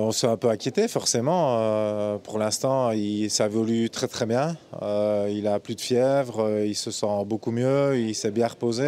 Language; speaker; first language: French; native; French